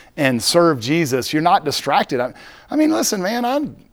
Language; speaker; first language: English; native; English